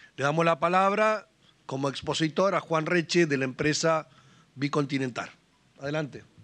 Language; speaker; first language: Spanish; native; Spanish